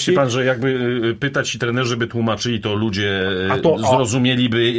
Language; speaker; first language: Polish; native; Polish